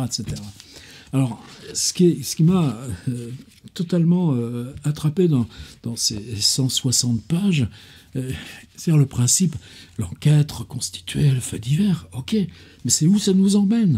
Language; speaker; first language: French; native; French